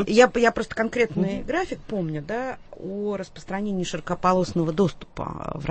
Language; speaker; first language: Russian; native; Russian